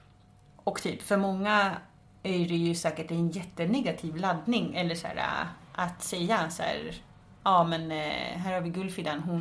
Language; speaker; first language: Swedish; native; Swedish